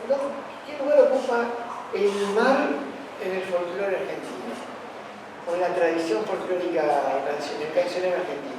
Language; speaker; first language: Spanish; native; Spanish